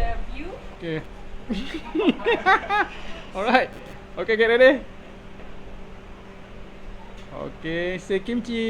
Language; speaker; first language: English; non-native, learner; Korean